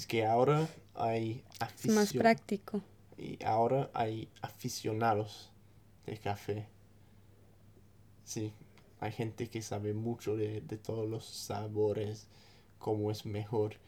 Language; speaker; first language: Spanish; non-native, fluent; English